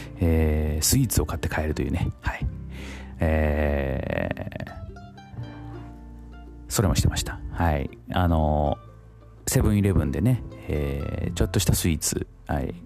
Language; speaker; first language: Japanese; native; Japanese